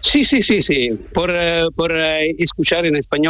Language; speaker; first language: Spanish; non-native, learner; Italian